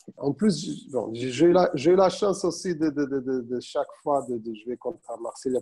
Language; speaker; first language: French; non-native, fluent; Portuguese